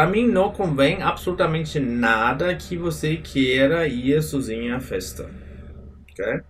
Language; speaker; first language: Portuguese; non-native, fluent; German